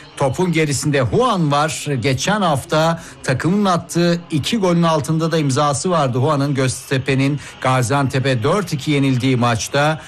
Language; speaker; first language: Turkish; native; Turkish